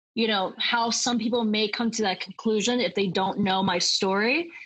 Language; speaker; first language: English; native; English